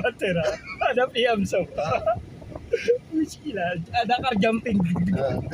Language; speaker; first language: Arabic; non-native, learner; Filipino